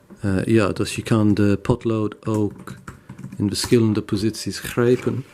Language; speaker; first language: Dutch; non-native, fluent; English